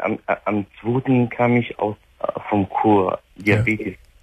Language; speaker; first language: German; non-native, fluent; Arabic